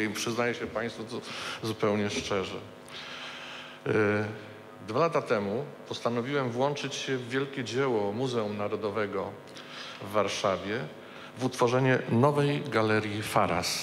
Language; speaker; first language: Polish; native; Polish